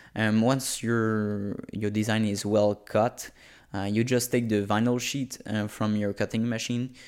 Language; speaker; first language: English; non-native, fluent; French